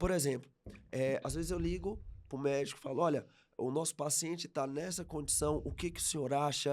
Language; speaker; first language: Portuguese; native; Portuguese